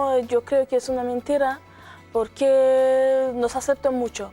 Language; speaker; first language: Spanish; non-native, learner; Azerbaijani